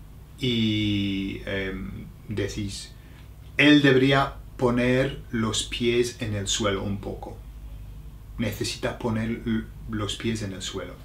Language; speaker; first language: Spanish; non-native, fluent; English